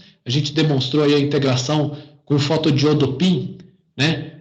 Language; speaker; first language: Portuguese; native; Portuguese